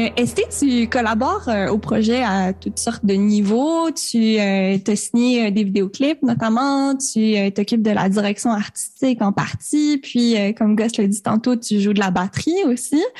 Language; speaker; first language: French; native; French